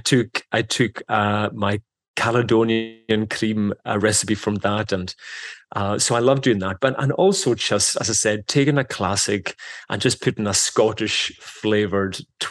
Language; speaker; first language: English; non-native, local second language; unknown